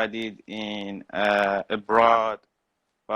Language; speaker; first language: English; non-native, learner; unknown